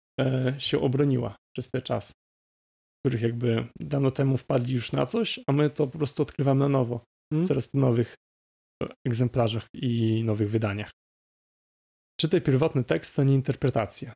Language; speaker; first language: Polish; native; Polish